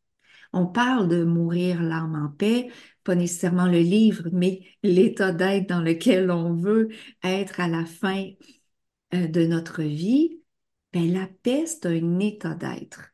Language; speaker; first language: French; native; French